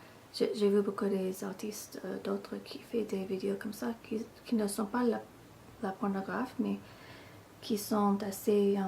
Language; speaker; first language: French; non-native, fluent; English